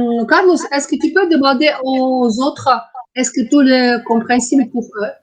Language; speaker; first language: French; non-native, learner; Ukrainian